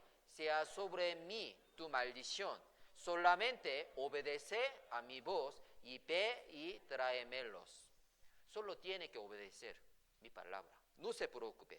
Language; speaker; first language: Spanish; non-native, fluent; Korean